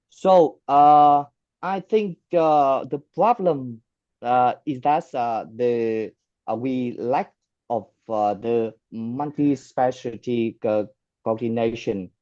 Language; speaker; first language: English; non-native, fluent; Vietnamese